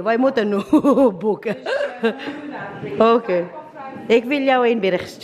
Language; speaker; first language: Dutch; non-native, learner; Filipino